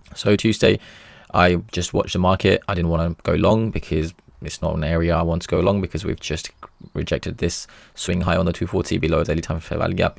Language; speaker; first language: English; native; English